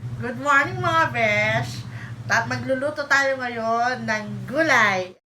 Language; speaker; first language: Filipino; non-native, local second language; Cebuano